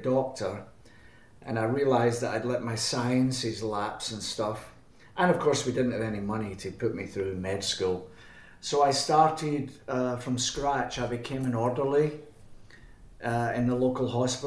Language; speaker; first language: English; native; English